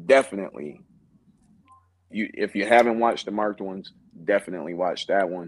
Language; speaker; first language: English; native; English